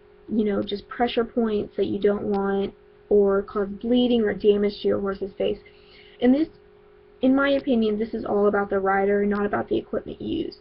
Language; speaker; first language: English; native; English